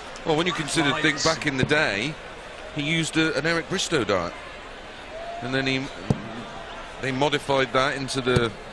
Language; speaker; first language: English; native; English